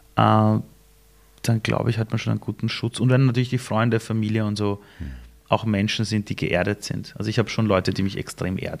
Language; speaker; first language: German; early bilingual, other home language; Persian